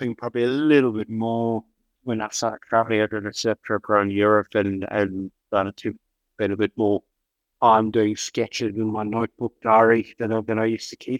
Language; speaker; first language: English; native; English